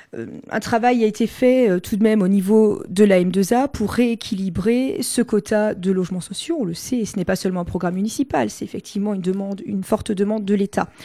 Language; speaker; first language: French; non-native, local second language; Swiss German